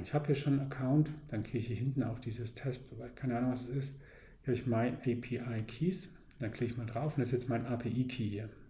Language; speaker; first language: German; native; German